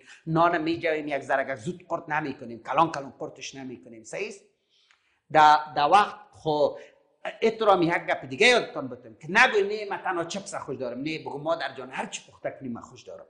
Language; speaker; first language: Persian; native; Persian